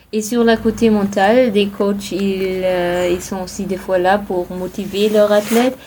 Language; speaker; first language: French; non-native, fluent; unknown